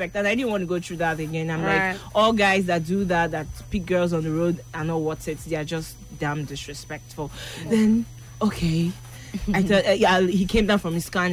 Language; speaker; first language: English; non-native, local second language; Igbo